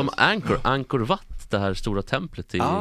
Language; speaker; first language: Swedish; native; Swedish